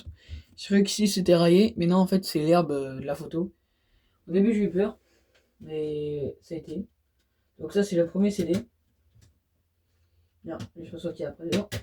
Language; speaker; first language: French; native; French